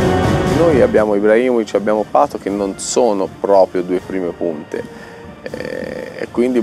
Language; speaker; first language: Italian; native; Italian